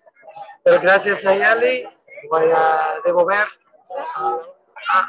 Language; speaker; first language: Spanish; non-native, fluent; English